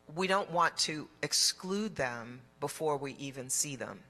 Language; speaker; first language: English; native; English